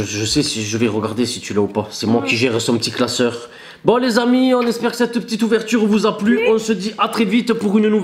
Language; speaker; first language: French; native; French